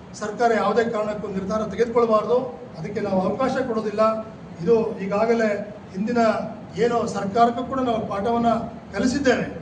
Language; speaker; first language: Kannada; non-native, local second language; Lambadi